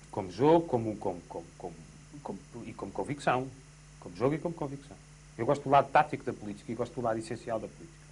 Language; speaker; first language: Portuguese; native; Portuguese